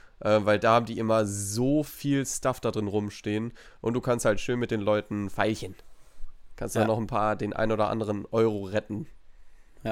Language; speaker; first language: German; native; German